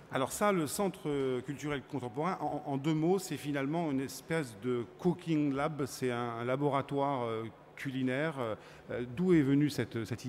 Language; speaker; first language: French; native; French